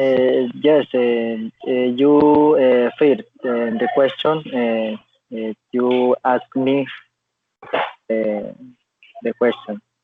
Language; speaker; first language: English; non-native, learner; Spanish